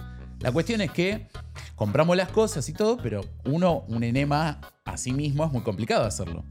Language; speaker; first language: Spanish; native; Spanish